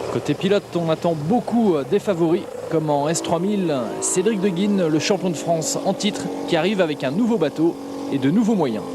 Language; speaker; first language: French; native; French